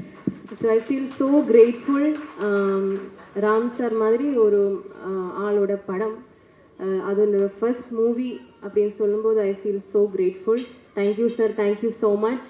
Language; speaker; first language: Tamil; non-native, learner; Malayalam